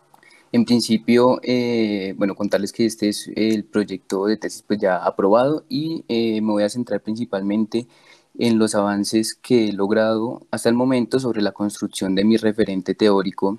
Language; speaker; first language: Spanish; native; Spanish